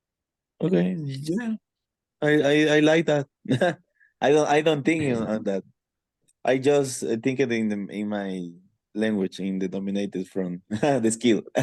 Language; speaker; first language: English; non-native, learner; Spanish